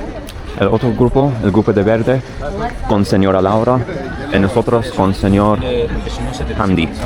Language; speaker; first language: Spanish; non-native, learner; English